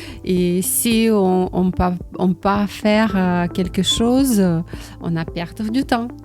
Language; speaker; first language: French; non-native, learner; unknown